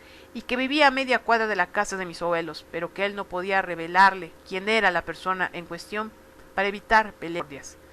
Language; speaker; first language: Spanish; native; Spanish